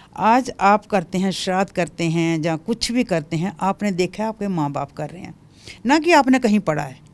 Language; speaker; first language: Hindi; non-native, local second language; Dogri